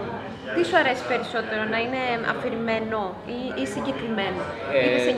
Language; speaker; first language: Greek; native; Greek